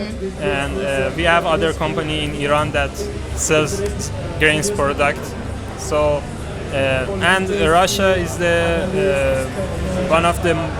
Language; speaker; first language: English; non-native, learner; Persian